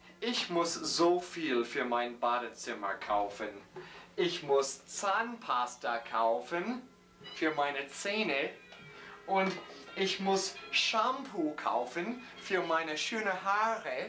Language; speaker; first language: German; non-native, learner; English